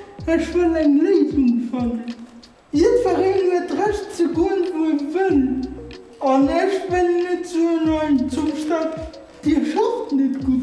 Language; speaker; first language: German; non-native, local second language; Luxembourgish